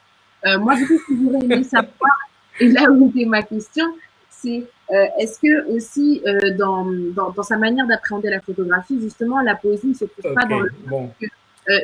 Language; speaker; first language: French; native; French